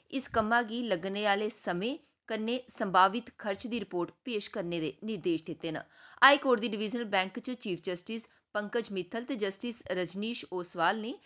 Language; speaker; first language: Punjabi; non-native, local second language; Dogri